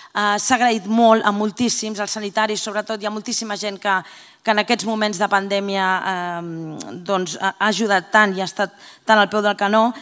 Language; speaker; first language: Catalan; native; Catalan